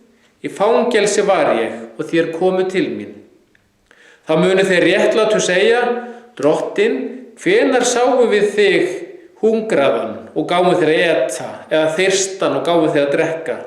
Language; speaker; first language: Icelandic; native; Icelandic